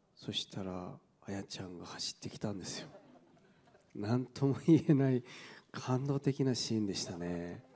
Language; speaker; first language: Japanese; native; Japanese